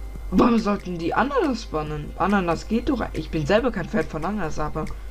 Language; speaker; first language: German; native; German